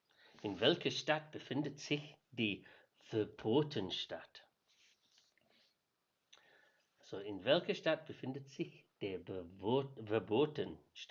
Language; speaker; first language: German; non-native, learner; English